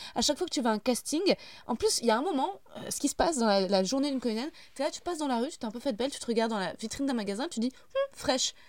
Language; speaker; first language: French; native; French